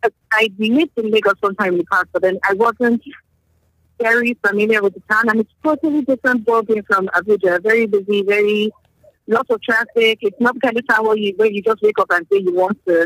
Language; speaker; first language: English; non-native, local second language; Yoruba